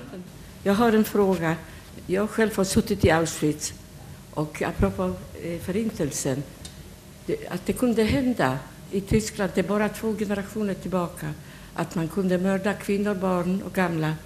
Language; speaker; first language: Swedish; non-native, fluent; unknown